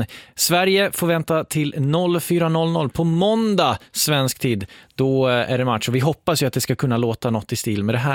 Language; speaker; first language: Swedish; native; Swedish